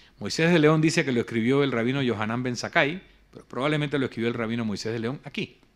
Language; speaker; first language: Spanish; native; Spanish